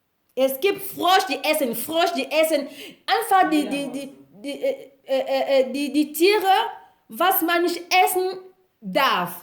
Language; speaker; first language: German; non-native, learner; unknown